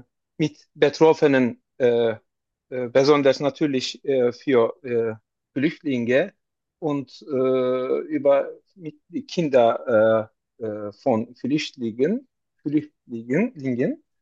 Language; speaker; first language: German; non-native, learner; Turkish